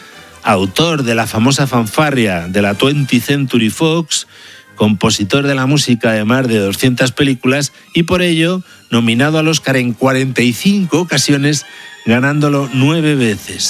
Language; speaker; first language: Spanish; native; Spanish